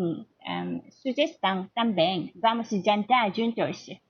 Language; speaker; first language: Portuguese; non-native, learner; Korean